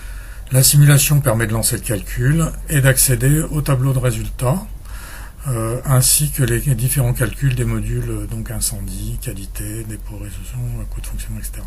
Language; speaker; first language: French; native; French